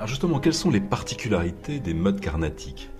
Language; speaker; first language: French; native; French